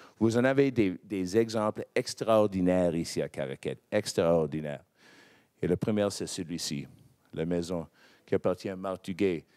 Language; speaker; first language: French; non-native, local second language; English